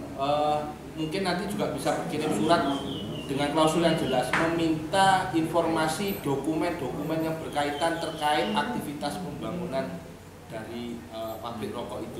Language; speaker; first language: Indonesian; native; Indonesian